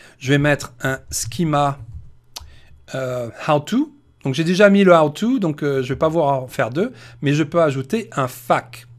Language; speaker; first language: French; native; French